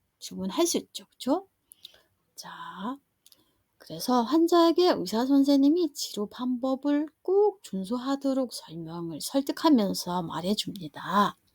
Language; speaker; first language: Korean; non-native, fluent; Mongolian